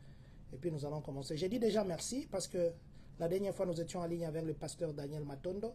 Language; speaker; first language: French; non-native, local second language; Lingala